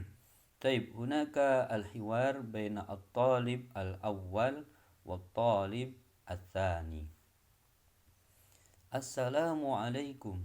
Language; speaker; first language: Arabic; non-native, fluent; Indonesian